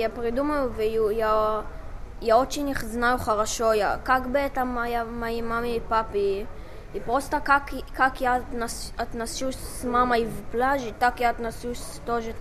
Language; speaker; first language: Russian; early bilingual, heritage; Hebrew